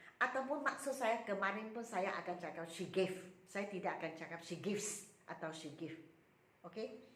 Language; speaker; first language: Malay; non-native, local second language; Chinese